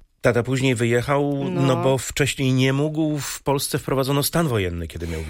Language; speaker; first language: Polish; native; Polish